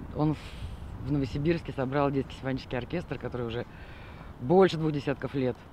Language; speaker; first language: Russian; native; Russian